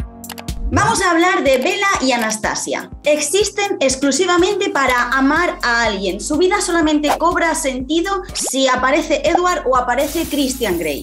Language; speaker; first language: Spanish; native; Spanish